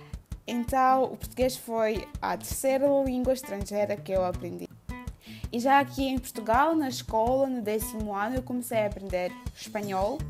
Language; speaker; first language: Portuguese; non-native, fluent; Udmurt